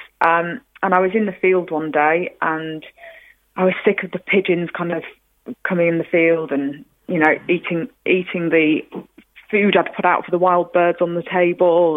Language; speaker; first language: English; native; English